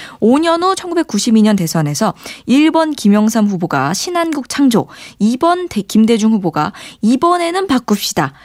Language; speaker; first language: Korean; native; Korean